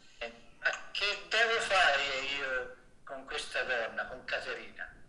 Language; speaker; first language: Italian; native; Italian